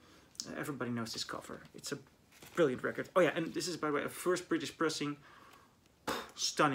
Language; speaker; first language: English; non-native, fluent; Dutch